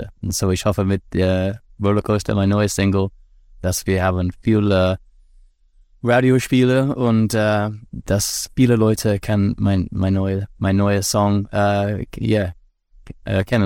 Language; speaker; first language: German; non-native, learner; English